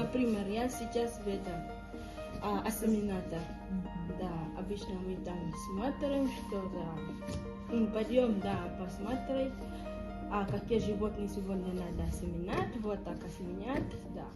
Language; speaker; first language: Russian; non-native, learner; Swahili